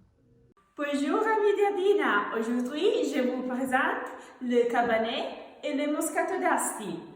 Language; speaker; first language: French; non-native, learner; Italian